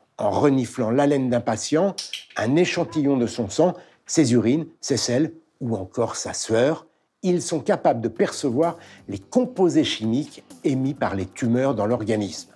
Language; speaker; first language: French; native; French